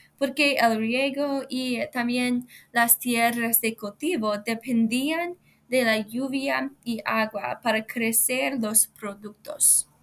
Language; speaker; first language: Spanish; non-native, learner; English